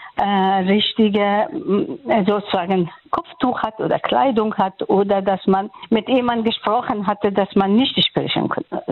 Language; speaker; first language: German; non-native, fluent; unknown